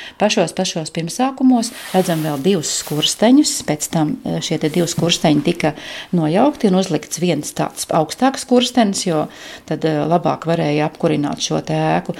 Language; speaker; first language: Latvian; native; Latvian